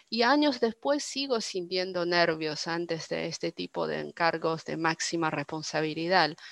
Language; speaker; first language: Spanish; non-native, fluent; Chinese